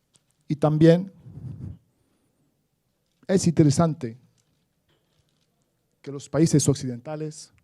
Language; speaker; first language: Spanish; non-native, fluent; Arabic